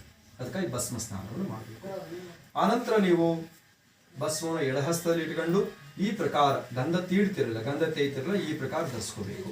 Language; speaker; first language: Kannada; native; Kannada